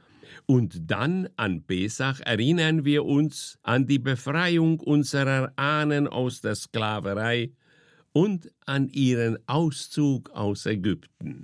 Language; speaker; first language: German; native; German